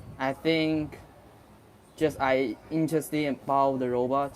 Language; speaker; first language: English; non-native, learner; Chinese